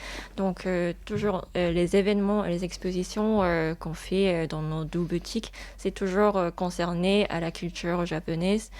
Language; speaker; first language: French; non-native, fluent; Japanese